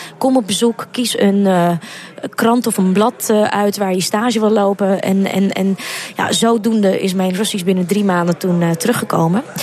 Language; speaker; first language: Dutch; early bilingual, other home language; Russian